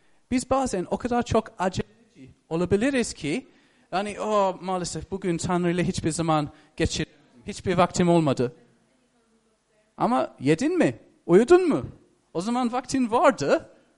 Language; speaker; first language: Turkish; non-native, fluent; English